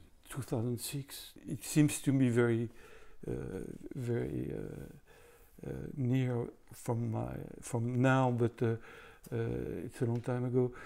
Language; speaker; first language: English; non-native, fluent; French